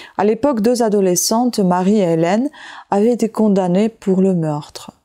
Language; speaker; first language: French; native; French